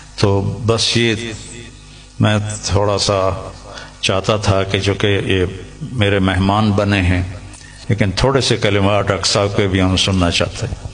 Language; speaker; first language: Urdu; non-native, local second language; Punjabi